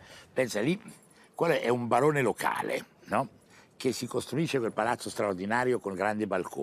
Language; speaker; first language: Italian; native; Italian